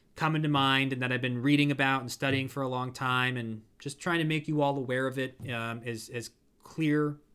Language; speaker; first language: English; native; English